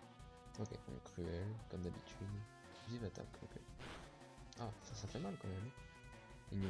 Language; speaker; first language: French; native; French